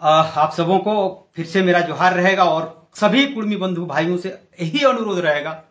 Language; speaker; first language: Hindi; non-native, local second language; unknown